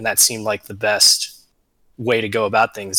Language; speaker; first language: English; native; English